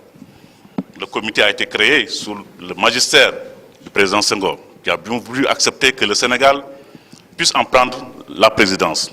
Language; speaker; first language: French; non-native, local second language; Wolof